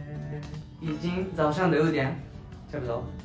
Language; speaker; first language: Chinese; non-native, learner; Japanese